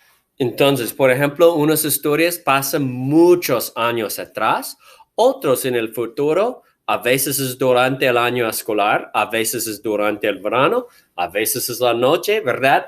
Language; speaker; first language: Spanish; non-native, fluent; English